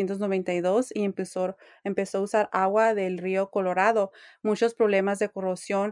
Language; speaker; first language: Spanish; early bilingual, heritage; English